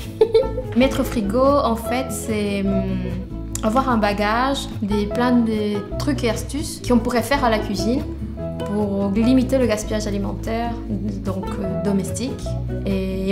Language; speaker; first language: French; non-native, fluent; Spanish